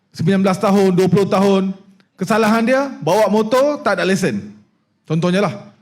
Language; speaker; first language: Malay; non-native, local second language; Punjabi